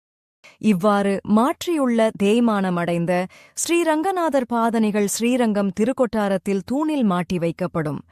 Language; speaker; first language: Tamil; native; Tamil